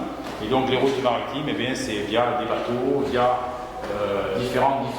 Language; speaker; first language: French; native; French